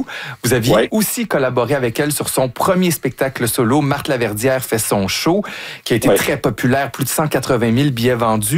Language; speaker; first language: French; native; French